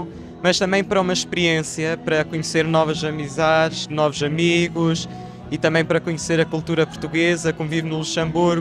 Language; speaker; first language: Portuguese; early bilingual, heritage; Portuguese